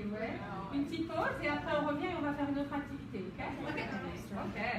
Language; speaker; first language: French; non-native, fluent; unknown